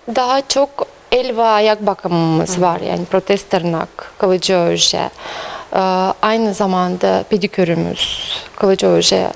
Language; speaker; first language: Turkish; non-native, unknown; Russian